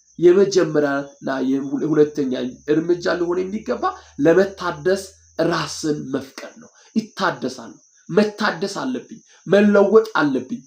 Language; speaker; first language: Amharic; non-native, local second language; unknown